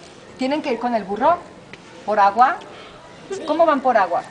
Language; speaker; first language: Spanish; native; Spanish